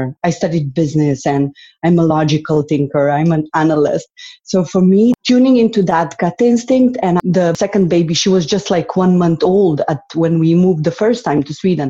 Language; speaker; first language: English; non-native, fluent; Slovenian